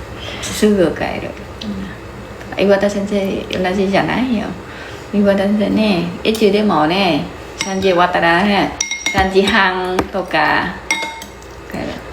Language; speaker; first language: Japanese; non-native, learner; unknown